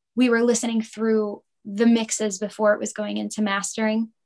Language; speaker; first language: English; native; English